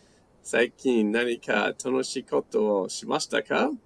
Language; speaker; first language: Japanese; non-native, learner; English